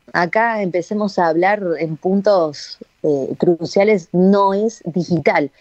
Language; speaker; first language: Spanish; native; Spanish